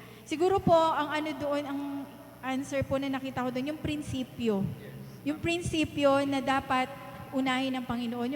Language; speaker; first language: Filipino; native; Filipino